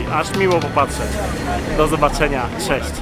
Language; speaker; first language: Polish; native; Polish